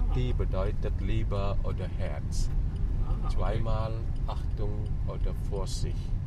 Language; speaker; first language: German; non-native, fluent; Indonesian